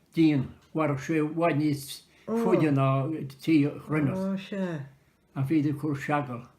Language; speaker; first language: Irish; native; Irish